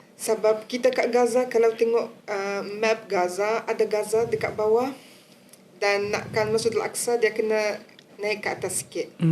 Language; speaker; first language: Malay; non-native, fluent; Arabic